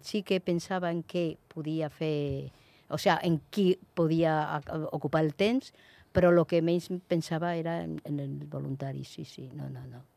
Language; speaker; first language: Catalan; non-native, local second language; Spanish